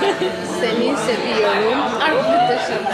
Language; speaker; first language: Turkish; non-native, learner; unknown